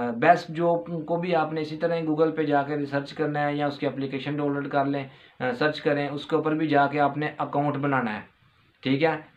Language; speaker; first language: Urdu; non-native, local second language; Punjabi